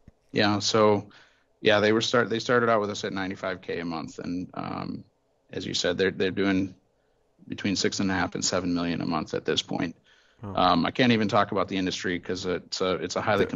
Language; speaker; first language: English; native; English